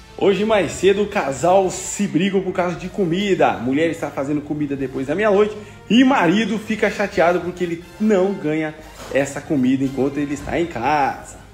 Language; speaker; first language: Portuguese; native; Portuguese